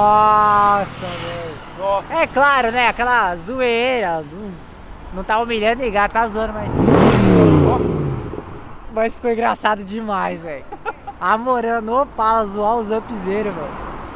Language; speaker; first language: Portuguese; native; Portuguese